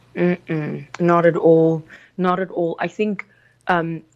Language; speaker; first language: English; early bilingual, other home language; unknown